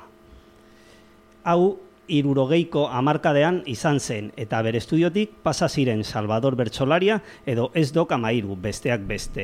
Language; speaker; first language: Basque; non-native, local second language; Spanish